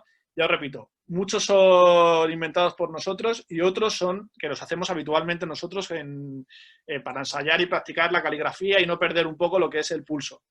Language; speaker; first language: Spanish; native; Spanish